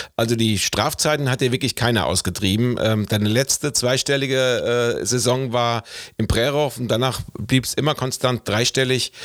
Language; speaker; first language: German; native; German